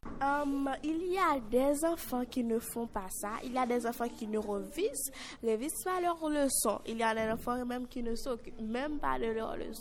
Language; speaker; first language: French; non-native, local second language; Haitian Creole